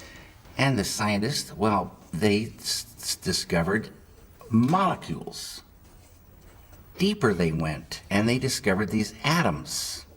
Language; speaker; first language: English; native; English